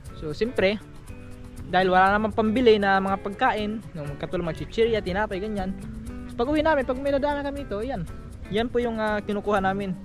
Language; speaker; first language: Filipino; non-native, local second language; Waray